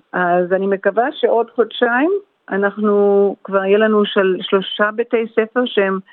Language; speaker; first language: Hebrew; early bilingual, heritage; Hebrew